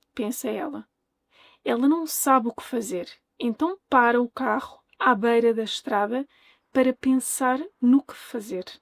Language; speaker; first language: Portuguese; native; Portuguese